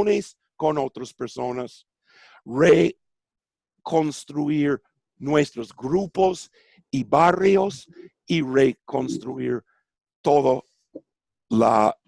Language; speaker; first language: Spanish; non-native, fluent; English